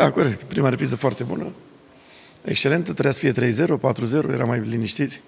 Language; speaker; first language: Romanian; native; Romanian